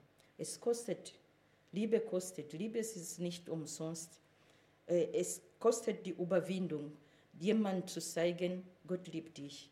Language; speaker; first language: German; non-native, fluent; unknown